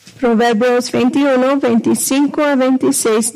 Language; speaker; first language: Spanish; non-native, fluent; English